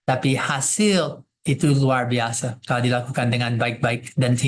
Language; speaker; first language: Indonesian; non-native, fluent; English